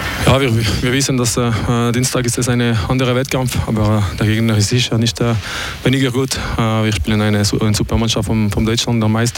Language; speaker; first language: German; non-native, local second language; French